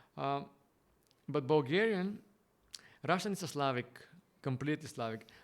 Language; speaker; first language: English; non-native, fluent; Bulgarian